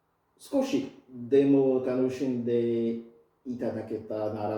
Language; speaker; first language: Japanese; non-native, fluent; French